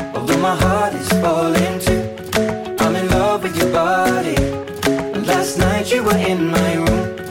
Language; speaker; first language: English; non-native, fluent; Ukrainian